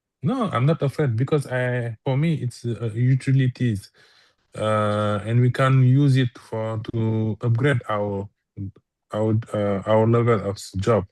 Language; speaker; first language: English; non-native, learner; French